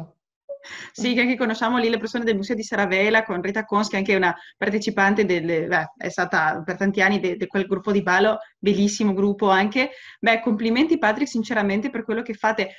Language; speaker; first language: Italian; non-native, fluent; Spanish